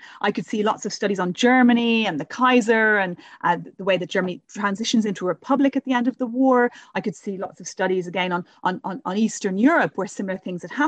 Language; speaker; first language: English; native; English